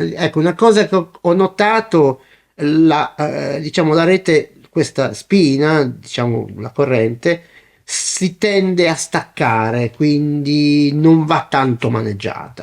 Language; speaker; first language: Italian; native; Italian